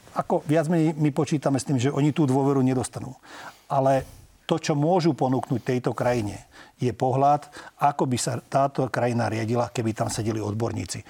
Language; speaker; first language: Slovak; non-native, local second language; Hungarian